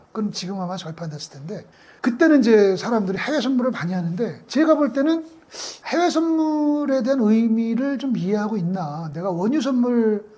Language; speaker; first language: Korean; native; Korean